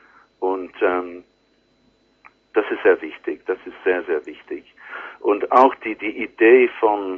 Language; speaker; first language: German; non-native, learner; English